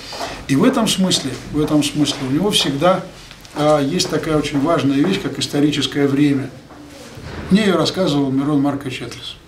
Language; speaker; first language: Russian; native; Russian